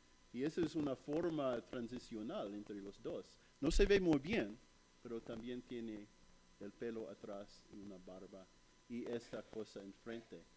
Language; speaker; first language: Spanish; non-native, fluent; English